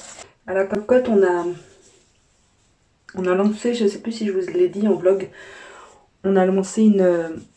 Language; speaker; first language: French; native; French